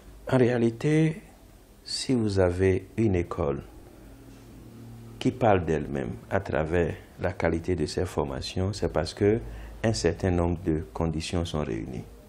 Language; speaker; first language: French; non-native, local second language; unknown